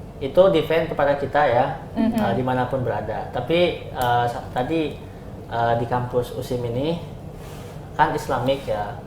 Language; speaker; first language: Indonesian; native; Indonesian